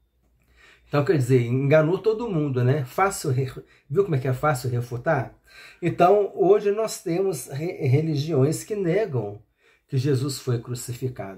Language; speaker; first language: Portuguese; native; Portuguese